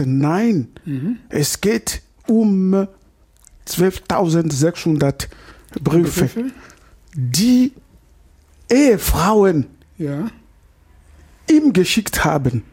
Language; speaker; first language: German; non-native, learner; Lingala